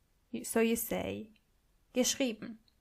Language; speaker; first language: German; non-native, fluent; English